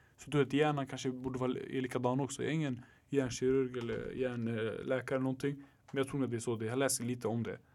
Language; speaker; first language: Swedish; early bilingual, other home language; Arabic